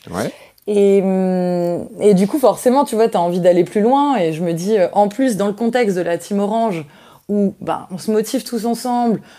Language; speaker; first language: French; native; French